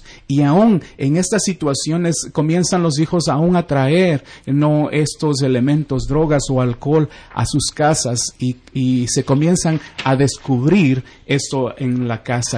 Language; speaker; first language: Spanish; native; Spanish